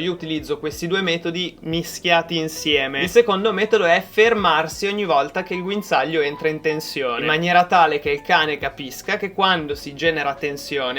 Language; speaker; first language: Italian; native; Italian